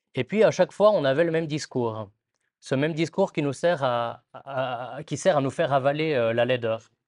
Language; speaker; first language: French; native; French